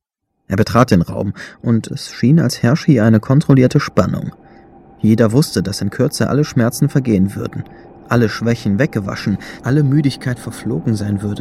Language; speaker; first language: German; native; German